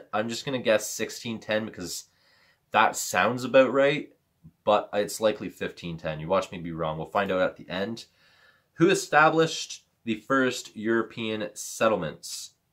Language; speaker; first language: English; native; English